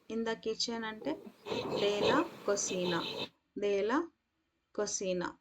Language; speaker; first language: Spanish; non-native, fluent; Telugu